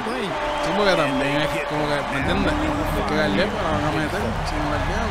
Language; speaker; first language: Spanish; native; Spanish